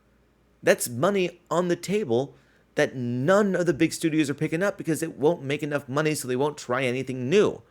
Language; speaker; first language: English; native; English